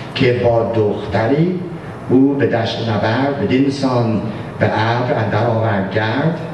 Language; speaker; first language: Persian; non-native, fluent; English